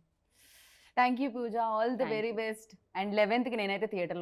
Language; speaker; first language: Telugu; native; Telugu